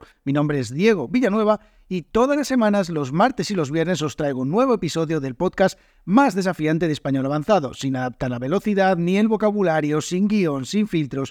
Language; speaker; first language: Spanish; native; Spanish